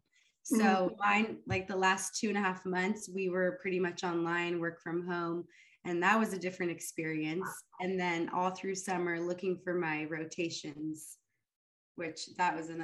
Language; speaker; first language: English; early bilingual, other home language; Arabic